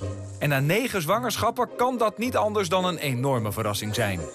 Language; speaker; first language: Dutch; native; Dutch